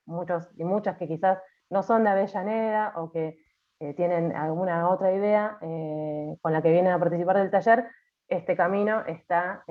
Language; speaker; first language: Spanish; native; Spanish